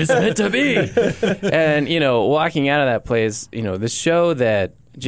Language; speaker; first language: English; native; English